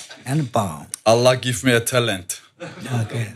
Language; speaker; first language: English; non-native, learner; German